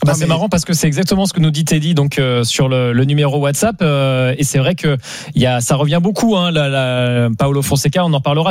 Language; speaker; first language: French; native; French